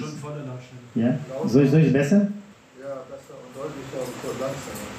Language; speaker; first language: German; non-native, fluent; Russian